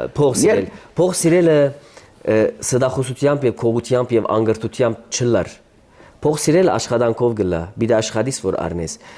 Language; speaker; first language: Armenian; early bilingual, heritage; Armenian